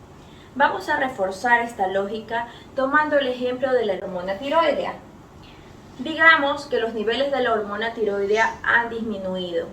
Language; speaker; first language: Spanish; native; Spanish